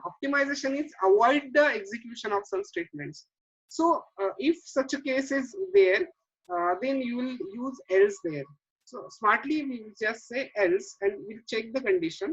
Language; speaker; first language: English; non-native, local second language; Marathi